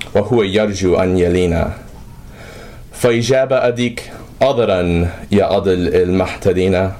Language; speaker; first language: Arabic; non-native, fluent; English